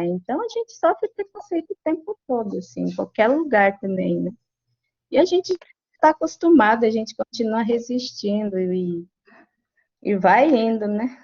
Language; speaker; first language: Portuguese; non-native, local second language; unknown